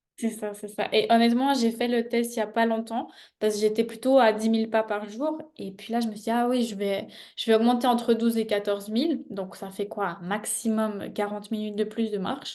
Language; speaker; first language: French; native; French